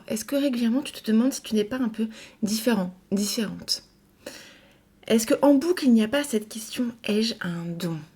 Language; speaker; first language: French; native; French